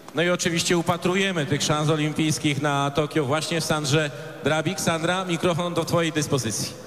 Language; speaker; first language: Polish; native; Polish